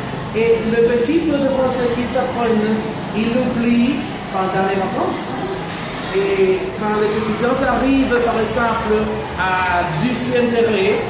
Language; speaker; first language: French; non-native, fluent; Spanish